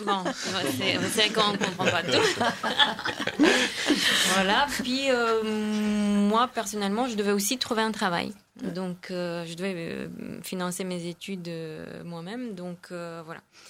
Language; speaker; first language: French; non-native, fluent; Korean